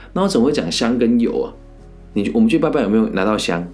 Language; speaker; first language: Chinese; native; Chinese